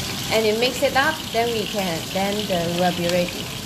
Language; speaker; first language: English; non-native, local second language; Chinese